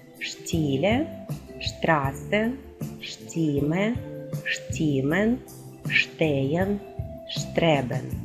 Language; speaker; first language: German; non-native, fluent; Ukrainian